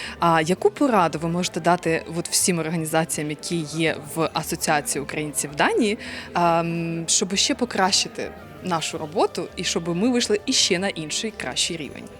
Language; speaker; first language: Ukrainian; native; Ukrainian